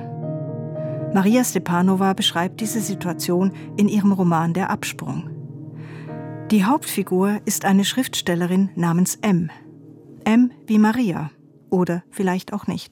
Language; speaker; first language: German; native; German